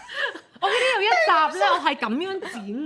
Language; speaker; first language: Cantonese; native; Cantonese